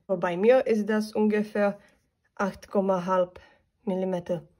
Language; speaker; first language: German; non-native, learner; Czech